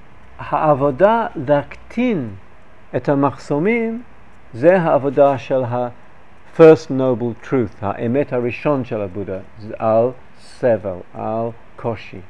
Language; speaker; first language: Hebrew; non-native, fluent; English